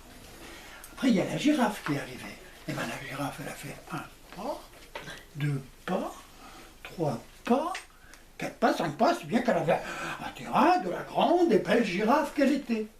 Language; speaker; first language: French; native; French